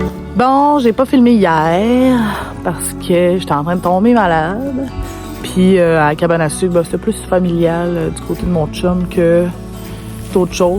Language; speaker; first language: French; native; French